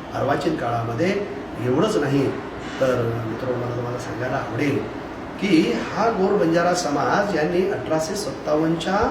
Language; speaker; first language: Marathi; non-native, local second language; Lambadi